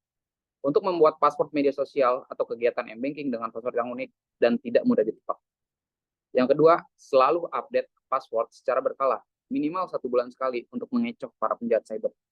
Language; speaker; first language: Indonesian; native; Indonesian